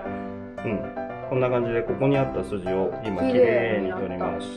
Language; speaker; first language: Japanese; native; Japanese